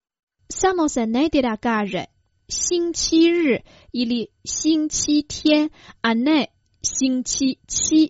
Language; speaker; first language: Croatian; non-native, fluent; Chinese